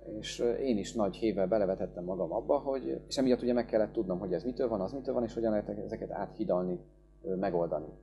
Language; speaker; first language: Hungarian; early bilingual, other home language; Polish